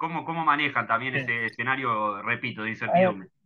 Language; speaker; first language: Spanish; native; Spanish